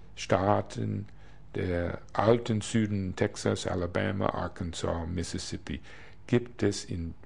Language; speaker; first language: German; non-native, fluent; English